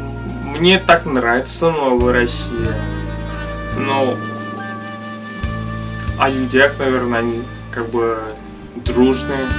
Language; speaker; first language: Russian; non-native, learner; Vietnamese